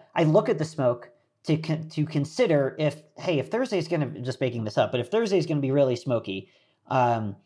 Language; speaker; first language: English; native; English